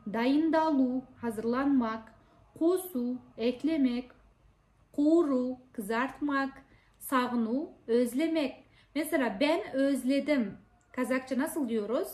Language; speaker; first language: Turkish; non-native, fluent; Kazakh